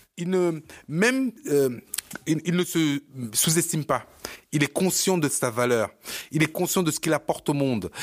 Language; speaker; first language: French; early bilingual, other home language; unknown